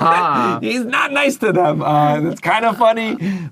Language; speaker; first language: English; native; English